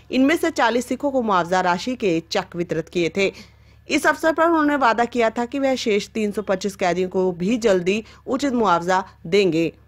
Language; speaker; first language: Hindi; non-native, local second language; Punjabi